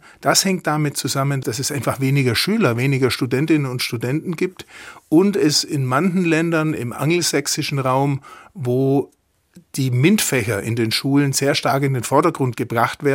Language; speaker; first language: German; native; German